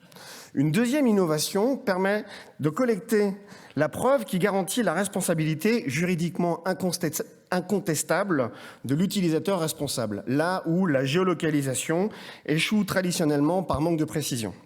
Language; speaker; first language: French; native; French